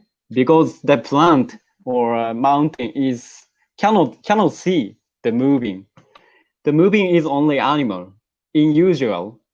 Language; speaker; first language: English; non-native, learner; Japanese